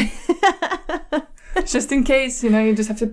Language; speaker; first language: English; non-native, fluent; French